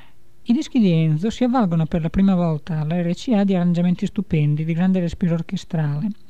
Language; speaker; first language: Italian; native; Italian